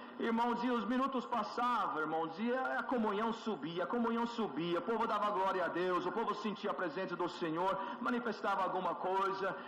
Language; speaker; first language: Portuguese; non-native, fluent; English